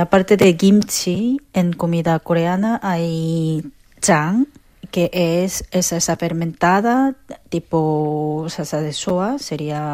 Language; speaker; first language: Spanish; non-native, fluent; Korean